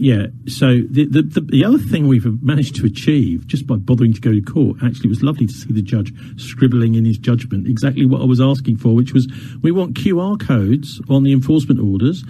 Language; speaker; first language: English; native; English